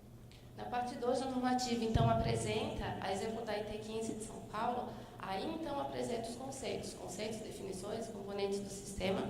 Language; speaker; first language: Portuguese; native; Portuguese